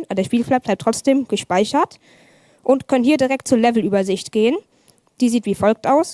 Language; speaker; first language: German; native; German